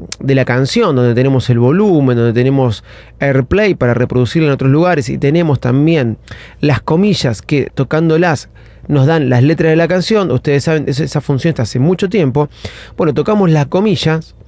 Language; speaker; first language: Spanish; native; Spanish